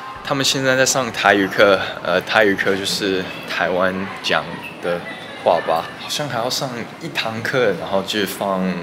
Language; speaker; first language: Chinese; early bilingual, heritage; English